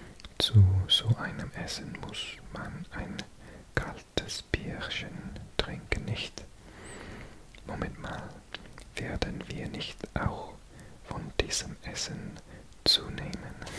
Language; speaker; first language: German; non-native, learner; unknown